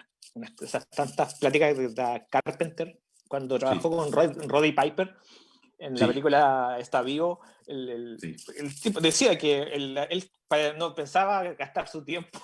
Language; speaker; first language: Spanish; native; Spanish